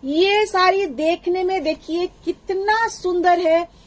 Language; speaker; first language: Hindi; non-native, local second language; Bangla